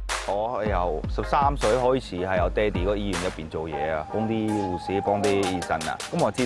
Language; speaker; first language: Cantonese; non-native, fluent; German